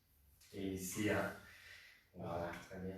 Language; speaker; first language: French; non-native, learner; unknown